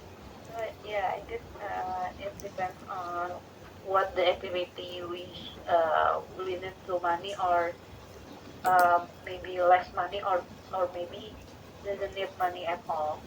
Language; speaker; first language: English; non-native, learner; Indonesian